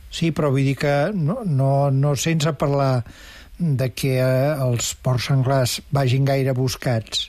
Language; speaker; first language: Catalan; native; Catalan